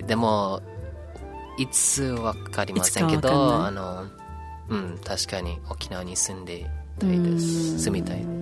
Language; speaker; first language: Japanese; non-native, learner; English